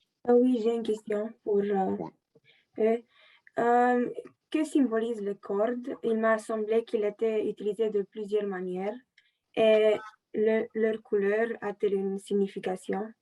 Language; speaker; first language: French; non-native, learner; Romanian